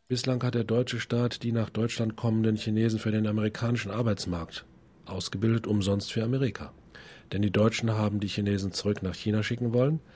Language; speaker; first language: German; native; German